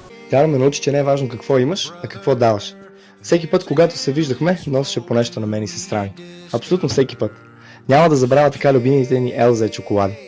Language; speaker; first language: Bulgarian; native; Bulgarian